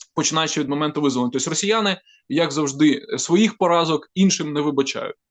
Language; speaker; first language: Ukrainian; native; Ukrainian